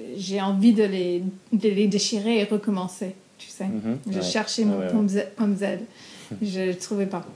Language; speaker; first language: French; non-native, fluent; English